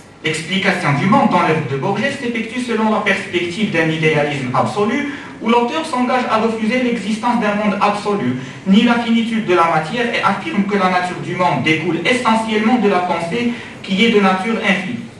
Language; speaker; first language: French; non-native, local second language; Arabic